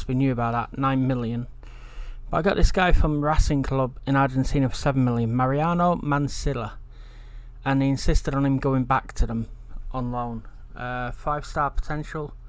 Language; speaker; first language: English; native; English